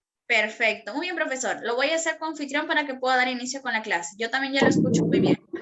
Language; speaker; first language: Spanish; native; Spanish